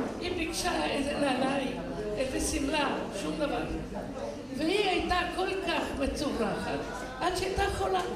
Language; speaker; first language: Hebrew; non-native, fluent; Italian